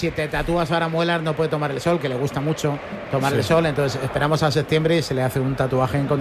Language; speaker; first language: Spanish; native; Spanish